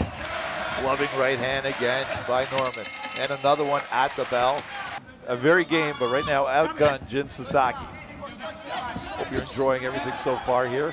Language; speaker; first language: English; native; English